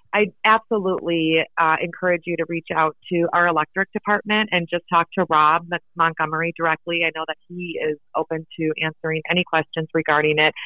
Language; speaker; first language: English; native; English